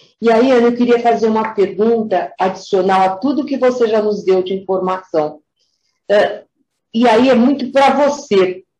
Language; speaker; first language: Portuguese; native; Portuguese